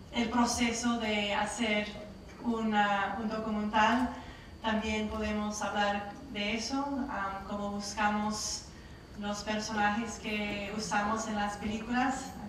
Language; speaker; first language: Spanish; non-native, learner; English